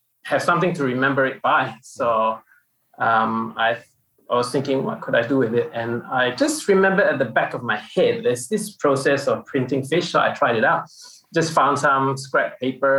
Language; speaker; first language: English; non-native, local second language; Min Nan Chinese